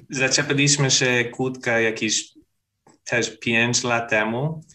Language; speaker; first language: Polish; non-native, fluent; English